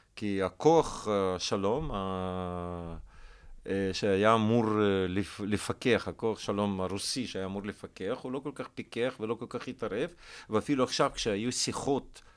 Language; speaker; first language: Hebrew; non-native, fluent; Russian